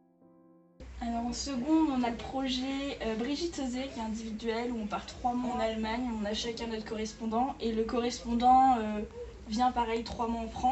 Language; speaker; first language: French; native; French